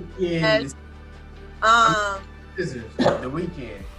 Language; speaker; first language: English; native; English